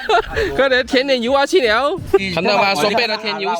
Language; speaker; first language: Chinese; native; Chinese